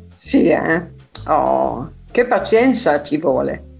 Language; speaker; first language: Italian; non-native, fluent; Dutch